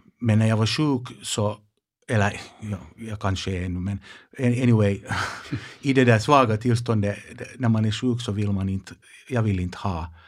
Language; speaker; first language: Swedish; non-native, local second language; Finnish